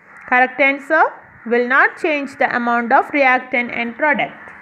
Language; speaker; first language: English; non-native, local second language; Malayalam